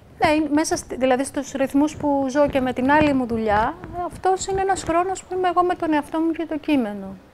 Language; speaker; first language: Greek; native; Greek